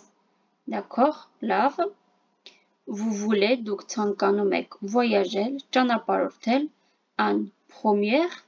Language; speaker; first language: French; non-native, fluent; Armenian